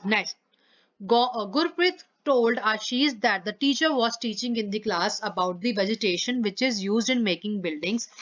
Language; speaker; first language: English; non-native, local second language; Punjabi